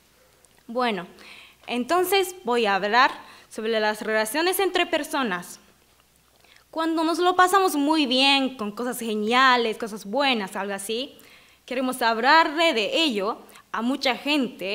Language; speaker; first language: Spanish; non-native, fluent; Japanese